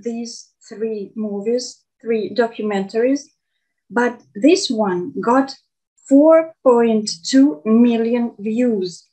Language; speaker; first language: English; non-native, fluent; Russian